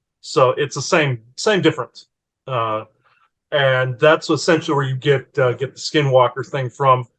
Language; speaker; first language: English; native; English